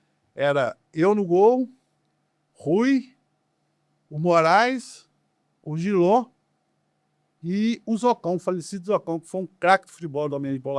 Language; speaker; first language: Portuguese; native; Portuguese